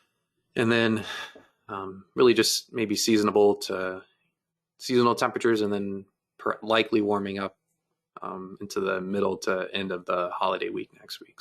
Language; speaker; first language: English; native; English